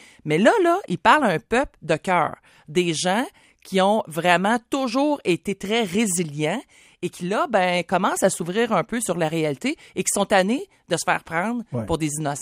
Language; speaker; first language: French; native; French